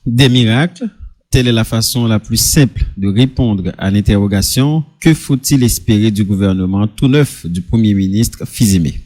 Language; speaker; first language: French; non-native, local second language; Haitian Creole